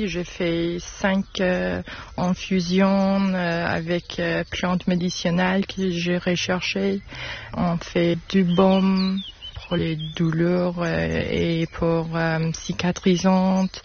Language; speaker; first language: French; non-native, learner; English